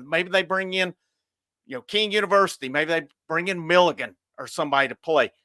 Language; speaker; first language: English; native; English